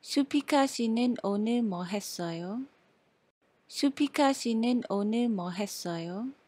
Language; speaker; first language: Korean; non-native, fluent; Khmer